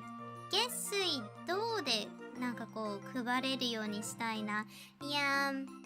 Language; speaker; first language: Japanese; native; Japanese